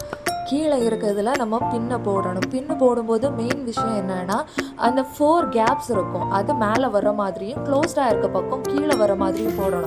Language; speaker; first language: Tamil; native; Tamil